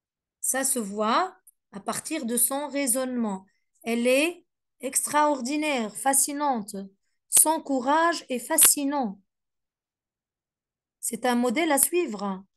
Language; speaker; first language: French; non-native, fluent; Arabic